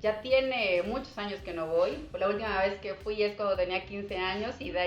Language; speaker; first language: Spanish; native; Spanish